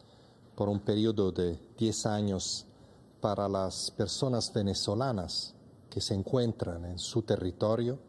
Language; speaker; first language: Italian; non-native, learner; Spanish